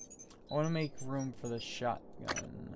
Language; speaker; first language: English; native; English